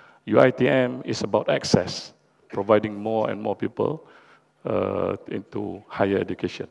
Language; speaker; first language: English; non-native, local second language; Malay